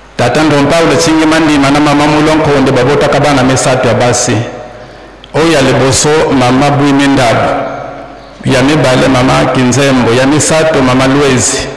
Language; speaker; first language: Lingala; non-native, local second language; Kongo